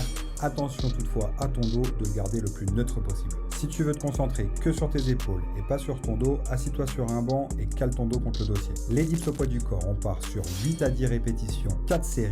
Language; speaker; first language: French; native; French